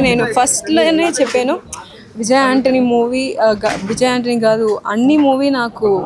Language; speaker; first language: Telugu; non-native, learner; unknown